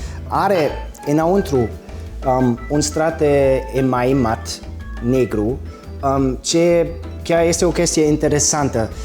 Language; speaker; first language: Romanian; non-native, fluent; German